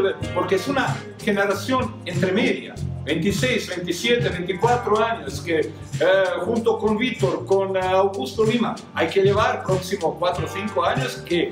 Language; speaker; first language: Portuguese; non-native, learner; Croatian